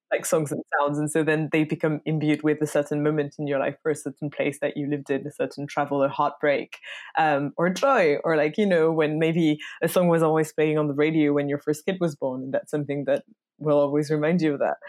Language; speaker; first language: English; non-native, fluent; French